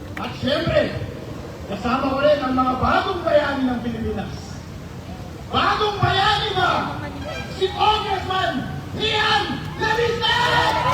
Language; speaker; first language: Filipino; non-native, local second language; Iloko